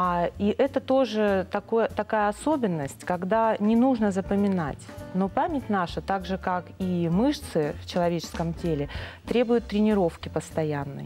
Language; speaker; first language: Russian; native; Russian